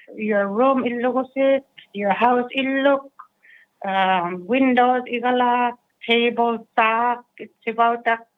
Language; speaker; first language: English; non-native, fluent; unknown